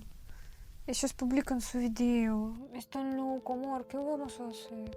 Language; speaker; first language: Spanish; non-native, learner; Russian